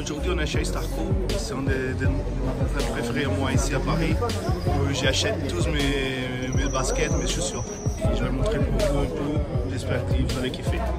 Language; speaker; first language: French; non-native, learner; Portuguese